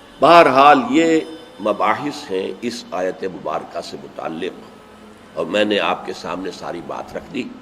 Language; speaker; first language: Urdu; native; Urdu